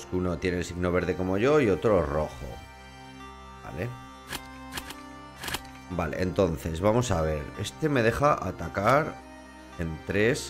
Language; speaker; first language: Spanish; native; Spanish